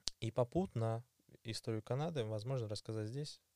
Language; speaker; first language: Russian; native; Russian